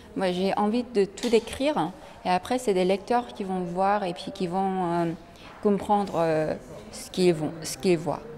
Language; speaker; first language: French; non-native, fluent; Korean